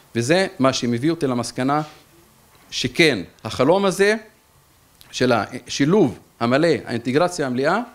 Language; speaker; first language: Hebrew; native; Hebrew